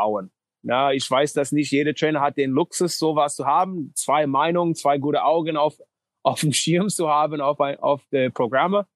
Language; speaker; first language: German; non-native, learner; English